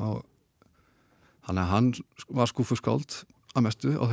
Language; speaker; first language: Icelandic; native; Icelandic